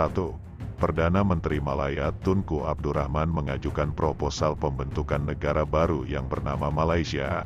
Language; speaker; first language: Indonesian; native; Indonesian